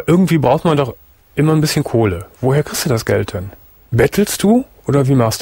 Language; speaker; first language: German; native; German